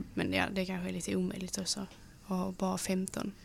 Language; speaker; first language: Swedish; native; Swedish